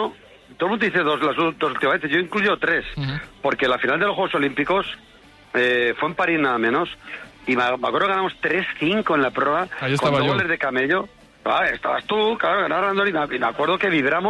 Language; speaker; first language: Spanish; native; Spanish